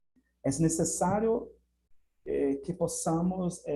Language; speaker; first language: Spanish; non-native, fluent; Portuguese